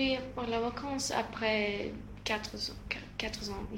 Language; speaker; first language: French; non-native, learner; Russian